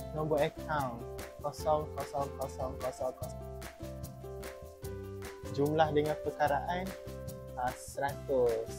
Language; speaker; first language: Malay; native; Malay